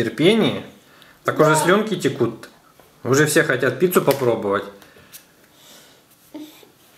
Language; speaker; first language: Russian; native; Russian